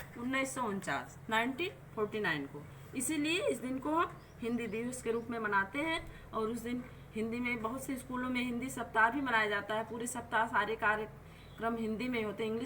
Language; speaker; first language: Hindi; native; Hindi